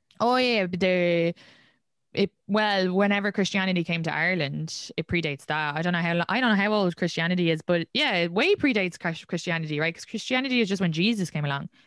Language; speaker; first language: English; native; English